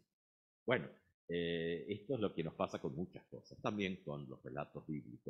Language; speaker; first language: Spanish; native; Spanish